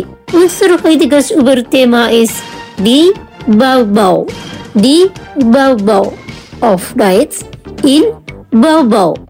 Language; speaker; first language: German; non-native, learner; Indonesian